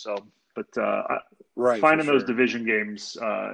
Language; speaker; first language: English; native; English